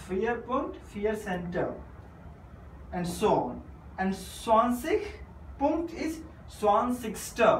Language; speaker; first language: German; non-native, fluent; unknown